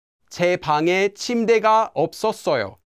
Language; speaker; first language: Korean; non-native, fluent; English